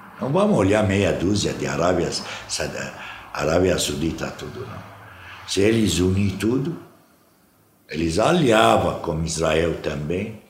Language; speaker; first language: Portuguese; non-native, fluent; Arabic